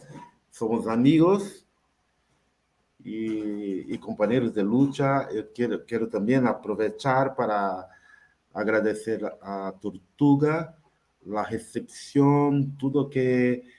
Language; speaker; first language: Spanish; non-native, learner; Portuguese